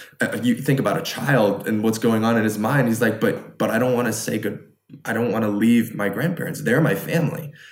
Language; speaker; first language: English; early bilingual, other home language; Chinese